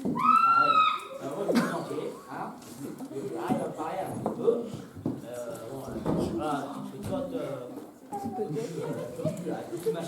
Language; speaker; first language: French; native; French